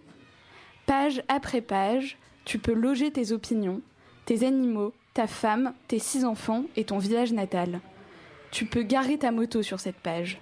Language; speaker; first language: French; native; French